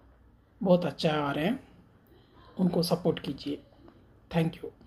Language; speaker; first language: Hindi; non-native, local second language; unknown